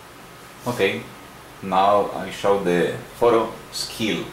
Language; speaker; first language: English; non-native, learner; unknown